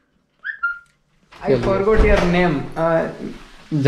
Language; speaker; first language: English; non-native, local second language; Hindi